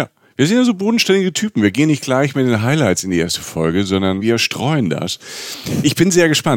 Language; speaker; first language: German; native; German